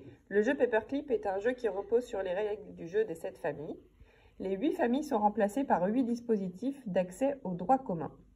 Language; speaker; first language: French; native; French